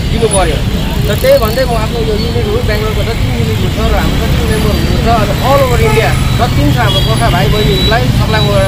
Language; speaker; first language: Nepali; native; Nepali